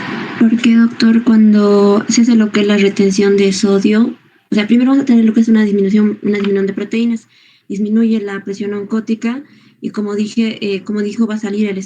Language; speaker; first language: Spanish; native; Spanish